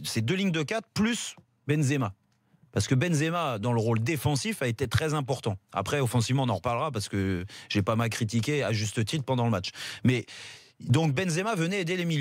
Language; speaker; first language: French; native; French